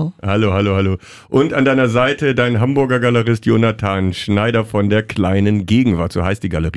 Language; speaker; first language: German; native; German